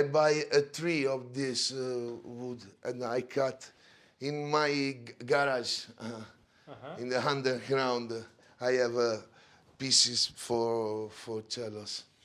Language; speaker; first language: English; non-native, learner; Italian